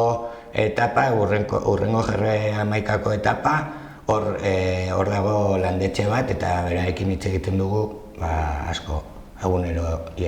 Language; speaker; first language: Basque; non-native, local second language; Spanish